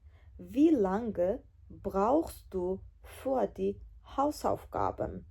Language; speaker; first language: German; non-native, fluent; Georgian